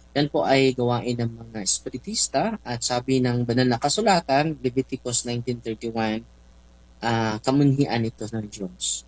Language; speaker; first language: Filipino; non-native, local second language; Cebuano